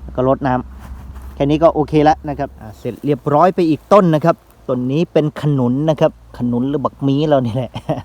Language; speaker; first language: Thai; non-native, local second language; Northeastern Thai